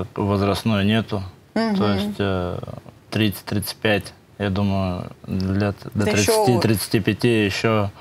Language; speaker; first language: Russian; native; Russian